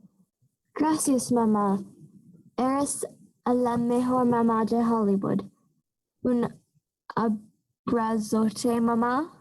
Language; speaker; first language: Spanish; non-native, learner; English